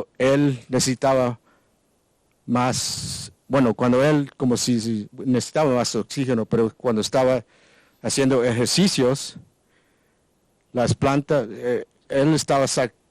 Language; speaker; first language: Spanish; non-native, learner; English